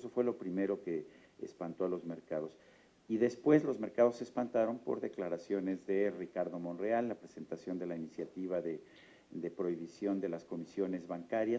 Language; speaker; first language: Spanish; native; Spanish